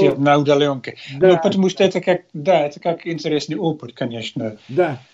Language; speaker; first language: Russian; non-native, learner; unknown